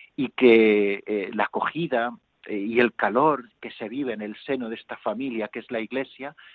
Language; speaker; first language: Spanish; native; Spanish